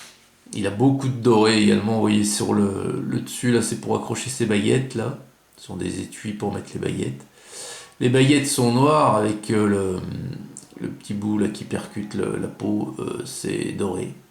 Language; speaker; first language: French; native; French